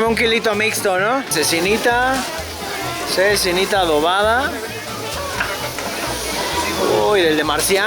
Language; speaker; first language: Spanish; native; Spanish